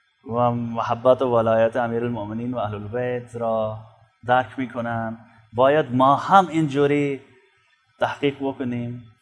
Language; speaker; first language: Persian; non-native, fluent; Urdu